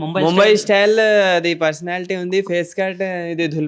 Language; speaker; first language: Telugu; non-native, local second language; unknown